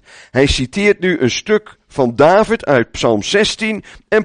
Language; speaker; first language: Dutch; native; Dutch